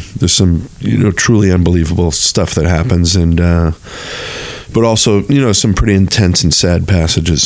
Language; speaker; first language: English; native; English